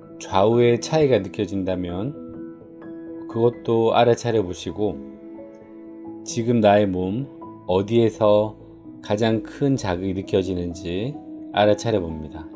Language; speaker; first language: Korean; native; Korean